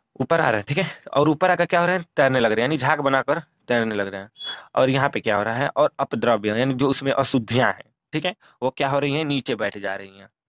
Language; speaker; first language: Hindi; native; Hindi